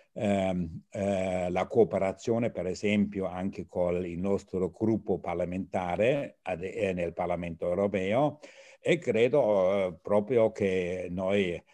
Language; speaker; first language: Italian; non-native, fluent; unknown